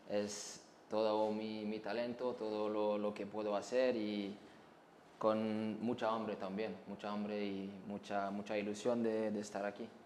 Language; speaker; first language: Spanish; non-native, learner; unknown